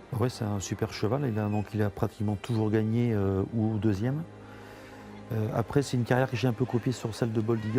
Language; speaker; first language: French; native; French